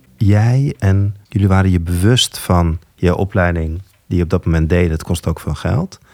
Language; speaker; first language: Dutch; native; Dutch